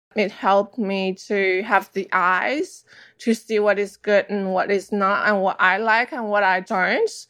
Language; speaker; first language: English; non-native, fluent; Chinese